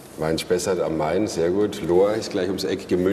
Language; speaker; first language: German; native; German